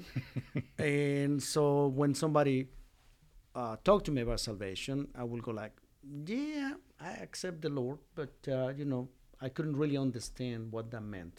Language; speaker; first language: English; non-native, fluent; Spanish